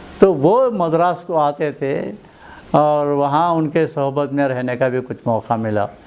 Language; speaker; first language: Urdu; native; Urdu